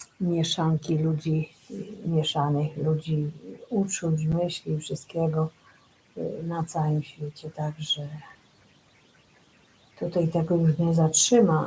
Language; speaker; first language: Polish; native; Polish